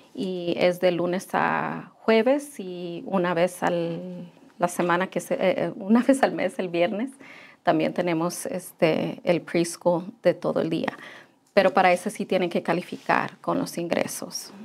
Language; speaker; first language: Spanish; early bilingual, heritage; Spanish